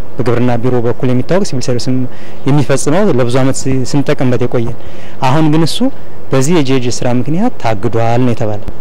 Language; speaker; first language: Amharic; native; Amharic